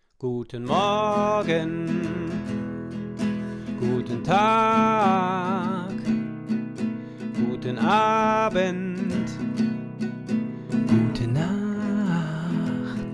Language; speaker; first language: German; non-native, fluent; Ukrainian